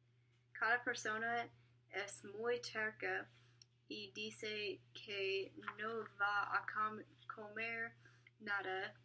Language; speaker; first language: Spanish; non-native, learner; English